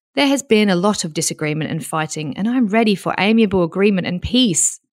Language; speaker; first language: English; native; English